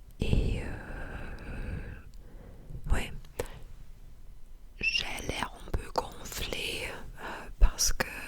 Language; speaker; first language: French; non-native, fluent; English